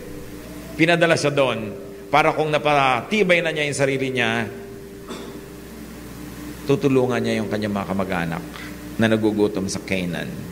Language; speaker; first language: Filipino; native; Filipino